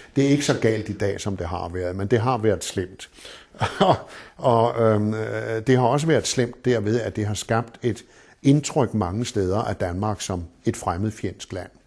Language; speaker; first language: Danish; native; Danish